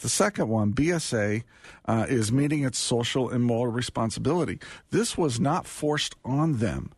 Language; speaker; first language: English; native; English